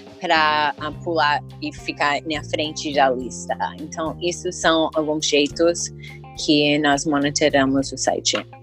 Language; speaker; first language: Portuguese; early bilingual, heritage; English